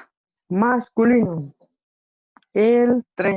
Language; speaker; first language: Spanish; non-native, learner; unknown